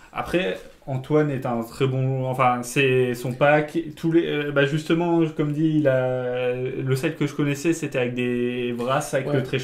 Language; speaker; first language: French; native; French